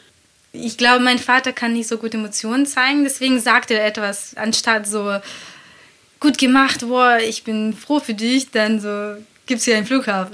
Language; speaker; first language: German; non-native, fluent; Latvian